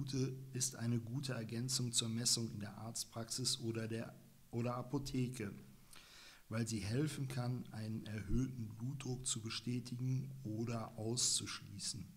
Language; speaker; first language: German; native; German